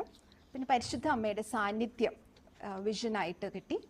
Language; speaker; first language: Malayalam; native; Malayalam